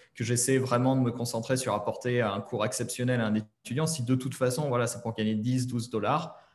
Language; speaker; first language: French; native; French